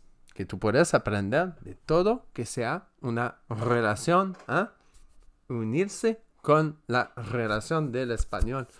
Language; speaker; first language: Spanish; non-native, learner; French